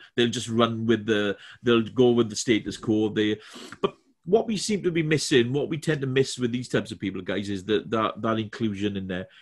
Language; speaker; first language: English; native; English